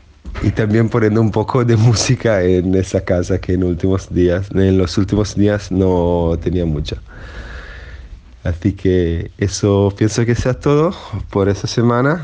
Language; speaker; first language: Spanish; non-native, fluent; Italian